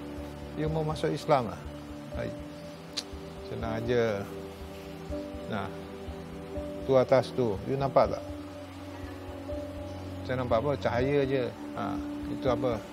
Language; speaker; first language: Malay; non-native, local second language; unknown